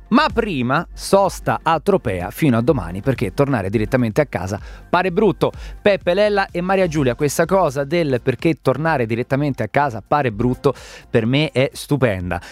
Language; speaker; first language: Italian; native; Italian